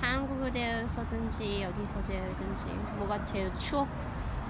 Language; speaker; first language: Korean; early bilingual, heritage; English